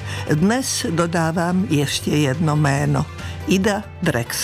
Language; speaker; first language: Czech; non-native, fluent; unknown